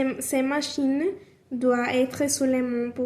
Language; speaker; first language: French; non-native, learner; Spanish